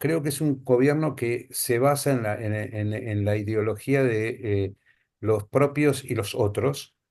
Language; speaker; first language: Spanish; native; Spanish